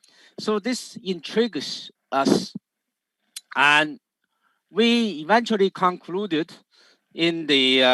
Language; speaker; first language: English; non-native, fluent; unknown